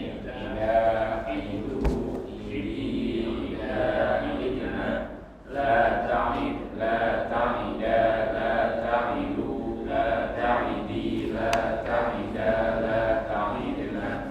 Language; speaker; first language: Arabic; non-native, learner; Indonesian